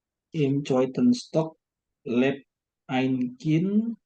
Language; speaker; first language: German; non-native, learner; Indonesian